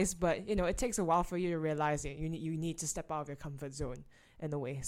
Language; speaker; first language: English; native; English